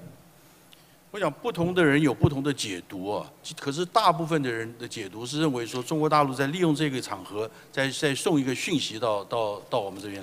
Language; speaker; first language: Chinese; native; Chinese